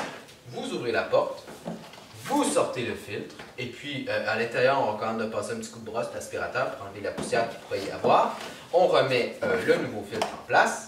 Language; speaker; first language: French; native; French